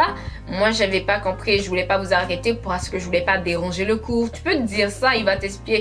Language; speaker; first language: French; native; French